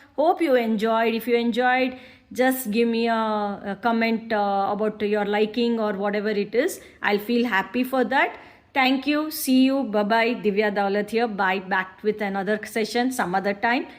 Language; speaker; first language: English; non-native, local second language; Kannada